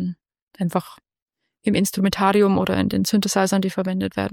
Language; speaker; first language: German; native; German